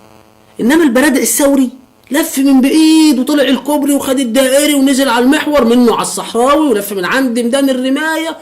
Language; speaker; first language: Arabic; native; Arabic